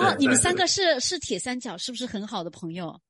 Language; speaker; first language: Chinese; native; Chinese